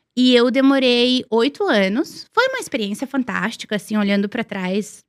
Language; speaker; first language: Portuguese; non-native, fluent; Serbian